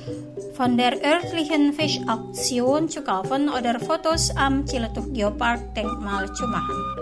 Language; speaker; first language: German; non-native, fluent; Indonesian